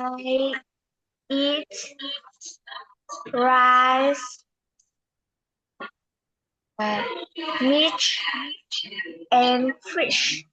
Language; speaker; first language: English; non-native, learner; Vietnamese